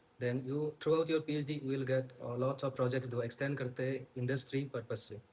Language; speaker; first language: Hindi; non-native, local second language; Assamese